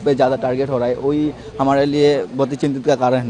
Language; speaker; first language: Hindi; non-native, learner; Bangla